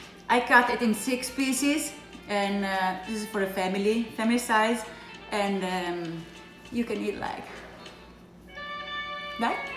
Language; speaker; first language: English; non-native, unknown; Italian